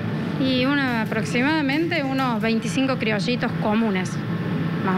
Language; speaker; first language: Spanish; native; Spanish